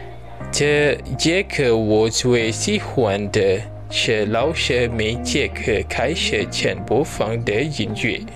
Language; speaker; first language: Chinese; non-native, learner; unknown